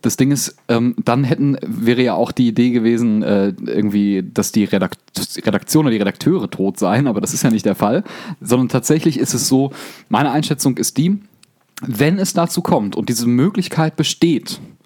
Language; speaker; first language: German; native; German